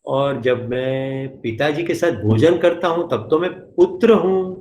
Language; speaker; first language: Hindi; non-native, local second language; Gujarati